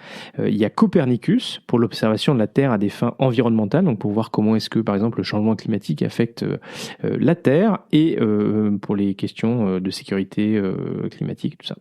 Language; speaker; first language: French; native; French